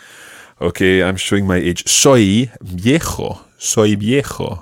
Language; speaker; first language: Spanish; non-native, fluent; English